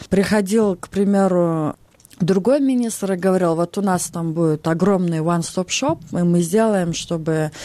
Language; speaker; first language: Russian; non-native, local second language; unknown